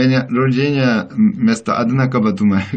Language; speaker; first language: Russian; non-native, learner; Korean